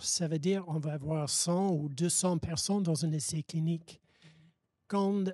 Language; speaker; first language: French; non-native, fluent; English